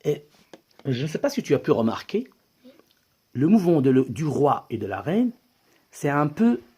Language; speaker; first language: French; non-native, local second language; Arabic